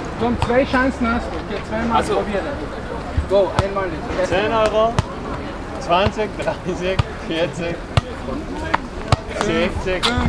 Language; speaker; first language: German; early bilingual, heritage; Turkish